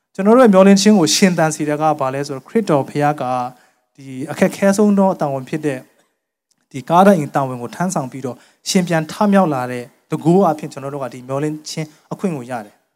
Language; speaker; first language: Burmese; non-native, local second language; Tedim Chin